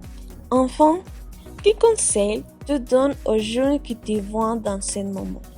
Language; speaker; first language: French; non-native, fluent; Spanish